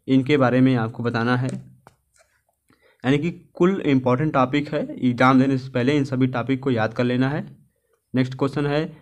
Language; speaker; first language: Hindi; native; Hindi